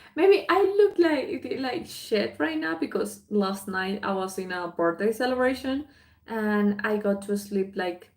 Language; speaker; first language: English; non-native, fluent; Spanish